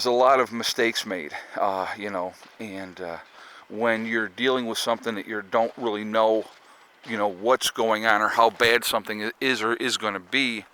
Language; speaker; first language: English; native; English